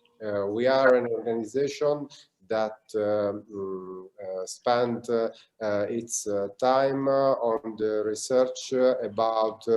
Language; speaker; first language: English; non-native, learner; Italian